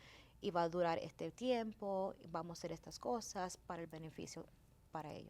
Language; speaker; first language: Spanish; early bilingual, heritage; Spanish